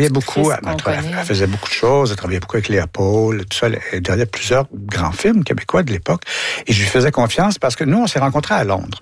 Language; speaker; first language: French; native; French